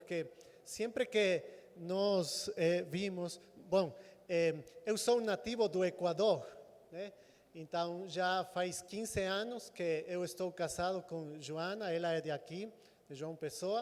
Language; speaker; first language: Portuguese; non-native, fluent; Spanish